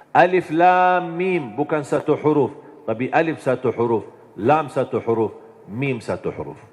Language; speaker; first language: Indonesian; non-native, fluent; Arabic